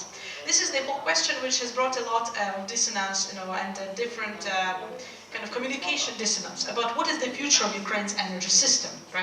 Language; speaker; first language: English; non-native, fluent; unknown